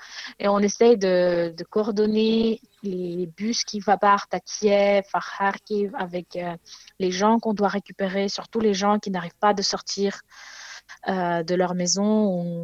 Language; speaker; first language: French; non-native, fluent; Ukrainian